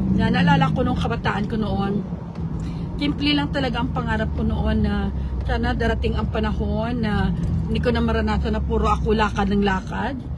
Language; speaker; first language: Filipino; native; Filipino